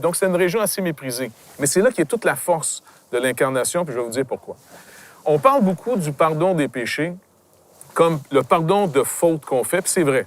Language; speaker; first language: French; native; French